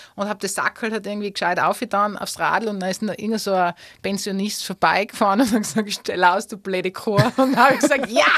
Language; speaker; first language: German; native; German